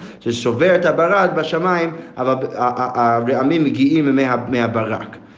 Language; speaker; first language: Hebrew; non-native, fluent; English